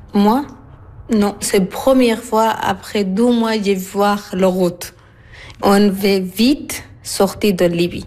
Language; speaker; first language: French; non-native, learner; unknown